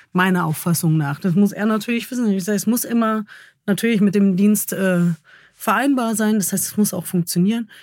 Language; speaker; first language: German; early bilingual, other home language; Kurdish